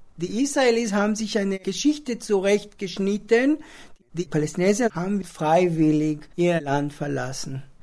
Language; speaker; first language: German; non-native, fluent; Hebrew